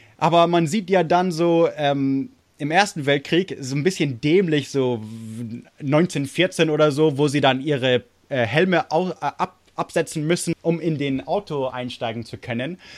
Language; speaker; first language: German; non-native, fluent; English